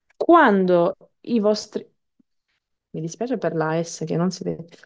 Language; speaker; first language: Italian; non-native, fluent; English